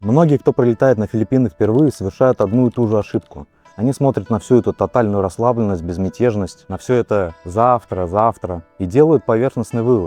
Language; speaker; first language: Russian; native; Russian